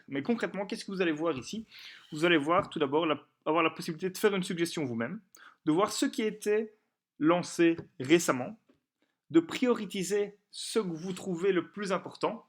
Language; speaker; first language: French; native; French